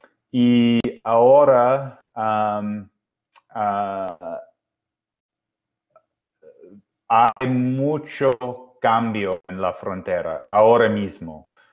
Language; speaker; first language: Spanish; non-native, learner; English